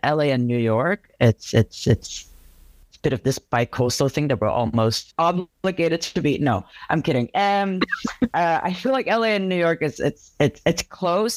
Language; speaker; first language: English; non-native, local second language; Cantonese